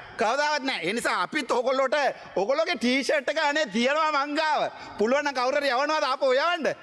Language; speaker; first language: Sinhala; non-native, local second language; Tamil